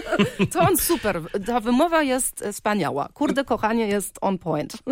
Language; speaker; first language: Polish; early bilingual, heritage; Polish